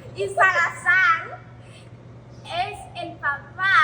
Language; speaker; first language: Spanish; non-native, learner; English